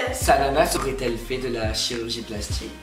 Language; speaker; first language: French; native; French